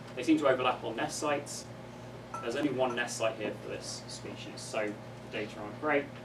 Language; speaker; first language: English; native; English